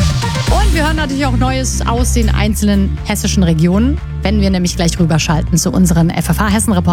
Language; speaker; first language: German; native; German